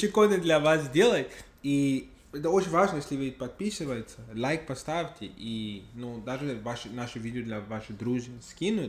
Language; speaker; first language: Russian; non-native, learner; English